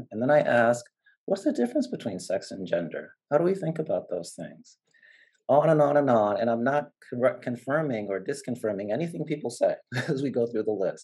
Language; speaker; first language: English; native; English